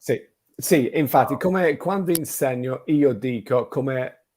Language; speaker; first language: Italian; non-native, fluent; English